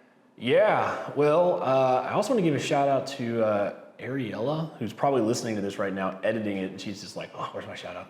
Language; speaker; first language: English; native; English